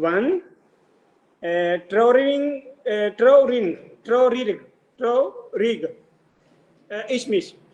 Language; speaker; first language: German; non-native, learner; Urdu